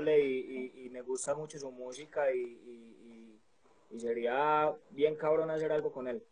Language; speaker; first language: Spanish; native; Spanish